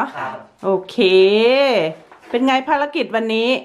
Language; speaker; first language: Thai; native; Thai